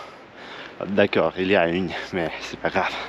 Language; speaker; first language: French; non-native, learner; Russian